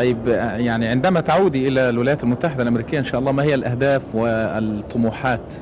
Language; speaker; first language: Arabic; native; Arabic